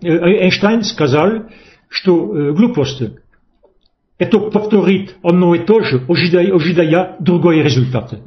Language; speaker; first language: Russian; non-native, fluent; French